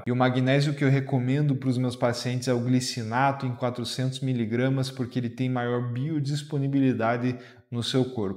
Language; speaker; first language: Portuguese; native; Portuguese